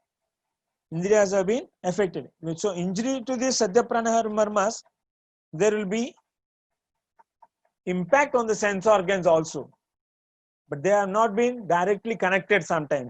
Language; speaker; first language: English; non-native, local second language; Tamil